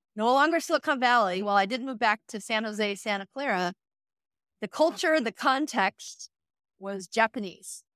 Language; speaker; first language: English; native; English